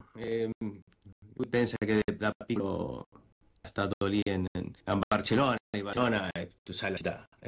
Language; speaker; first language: Italian; non-native, fluent; Spanish